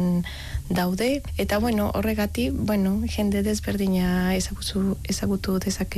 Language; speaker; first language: Basque; non-native, learner; Spanish